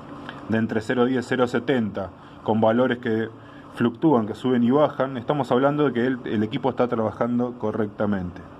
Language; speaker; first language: Spanish; native; Spanish